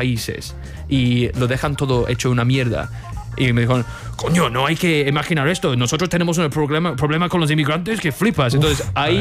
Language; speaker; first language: Spanish; non-native, fluent; English